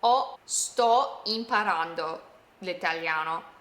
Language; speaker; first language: Italian; non-native, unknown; English